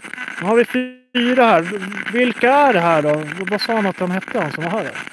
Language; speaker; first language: Swedish; native; Swedish